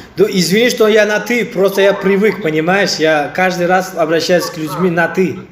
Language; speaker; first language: Russian; non-native, local second language; Uzbek